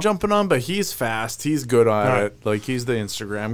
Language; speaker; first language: English; native; English